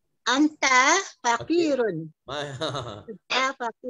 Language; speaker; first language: Arabic; non-native, learner; Malay